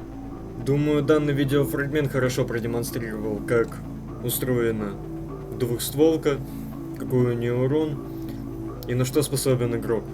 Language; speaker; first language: Russian; native; Russian